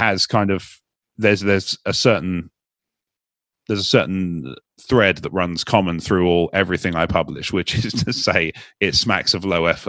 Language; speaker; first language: English; native; English